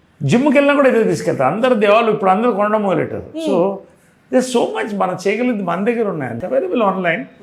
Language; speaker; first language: Telugu; native; Telugu